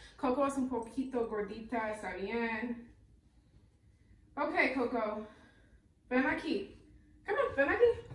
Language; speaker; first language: Spanish; non-native, fluent; English